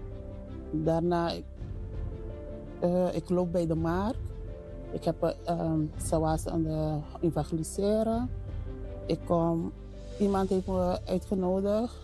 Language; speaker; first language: Dutch; non-native, learner; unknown